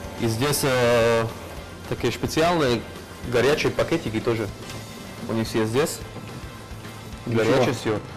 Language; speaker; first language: Russian; non-native, learner; Slovak